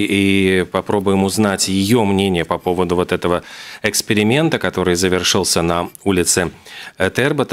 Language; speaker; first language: Russian; native; Russian